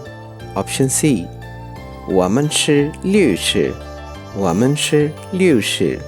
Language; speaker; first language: Chinese; non-native, fluent; Urdu